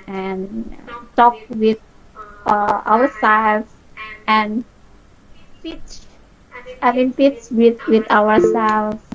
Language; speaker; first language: English; non-native, learner; Indonesian